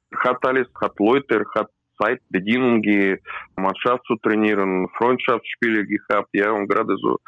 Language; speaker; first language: German; non-native, learner; Russian